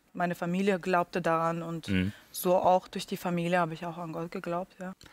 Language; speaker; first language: German; early bilingual, other home language; Russian